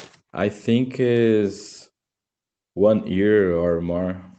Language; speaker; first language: English; non-native, learner; Portuguese